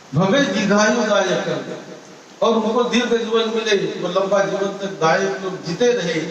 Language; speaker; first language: Hindi; non-native, local second language; Marathi